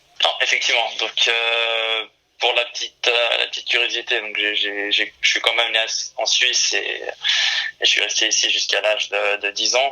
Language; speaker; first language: French; early bilingual, other home language; Portuguese